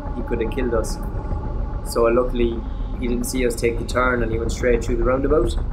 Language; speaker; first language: English; native; English